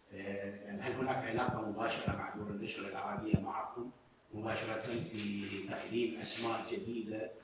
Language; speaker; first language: Arabic; native; Arabic